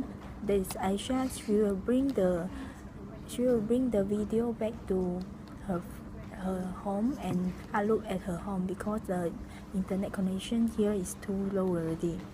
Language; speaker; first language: English; non-native, local second language; Malay